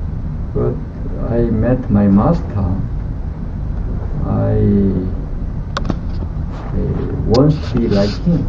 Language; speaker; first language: English; non-native, learner; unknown